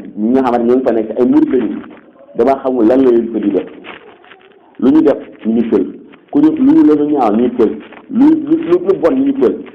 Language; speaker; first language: Wolof; non-native, local second language; Fula